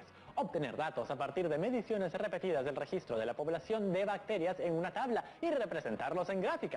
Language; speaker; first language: Spanish; native; Spanish